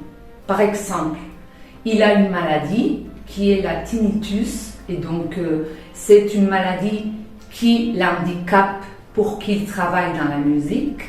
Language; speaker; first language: French; non-native, fluent; Spanish